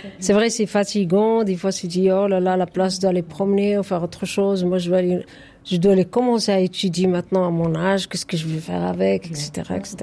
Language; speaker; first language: French; non-native, fluent; Arabic